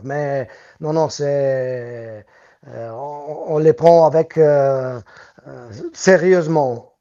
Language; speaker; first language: French; non-native, local second language; Italian